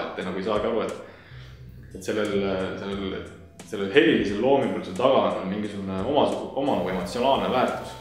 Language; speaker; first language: Estonian; native; Estonian